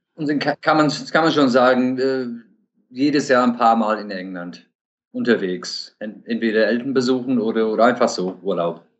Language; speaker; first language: German; non-native, fluent; English